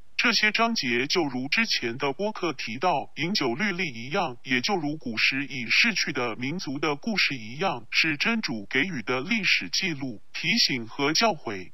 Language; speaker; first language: Chinese; non-native, local second language; Cantonese